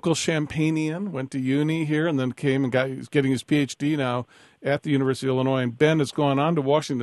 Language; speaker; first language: English; native; English